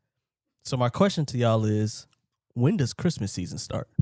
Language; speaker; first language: English; native; English